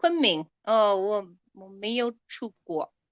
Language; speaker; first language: Chinese; non-native, learner; English